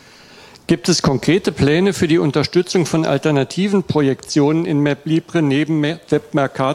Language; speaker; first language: German; native; German